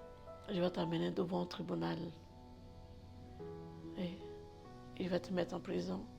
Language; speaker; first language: French; non-native, learner; Portuguese